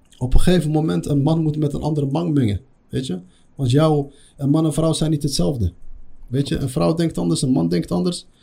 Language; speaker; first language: Dutch; early bilingual, other home language; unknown